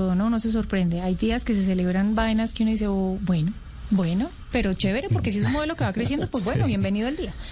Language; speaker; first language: Spanish; native; Spanish